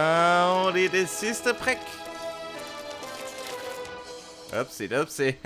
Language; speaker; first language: Danish; native; Danish